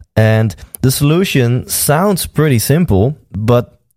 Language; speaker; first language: English; non-native, fluent; Dutch